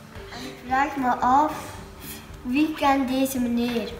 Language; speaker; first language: Dutch; early bilingual, other home language; Nepali